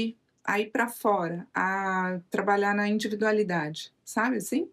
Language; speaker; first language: Portuguese; native; Portuguese